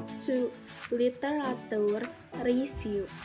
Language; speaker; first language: English; non-native, learner; Indonesian